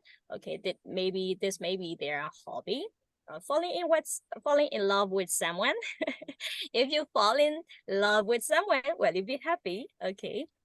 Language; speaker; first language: English; non-native, learner; Burmese